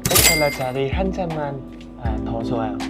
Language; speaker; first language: Korean; non-native, learner; Vietnamese